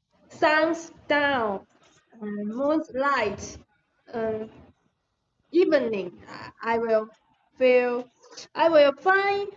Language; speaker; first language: English; non-native, learner; Chinese